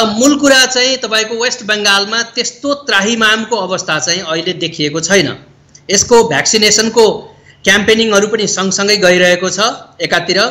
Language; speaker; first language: Nepali; native; Nepali